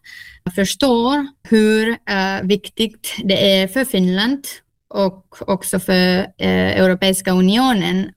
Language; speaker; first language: Swedish; non-native, fluent; Finnish